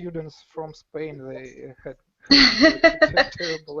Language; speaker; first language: English; non-native, learner; Russian